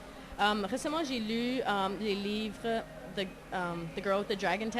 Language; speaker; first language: French; non-native, local second language; English